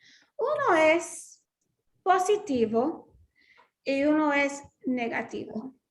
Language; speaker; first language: Spanish; non-native, fluent; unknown